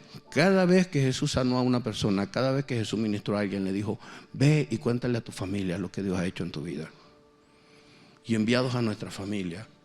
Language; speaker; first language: Spanish; native; Spanish